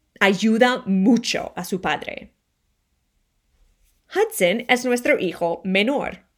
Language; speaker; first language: Spanish; non-native, fluent; English